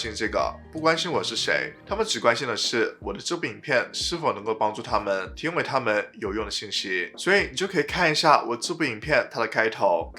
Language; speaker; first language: Chinese; native; Chinese